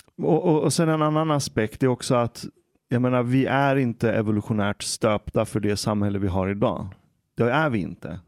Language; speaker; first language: Swedish; early bilingual, other home language; Persian